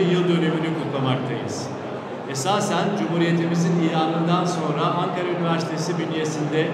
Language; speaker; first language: Turkish; native; Turkish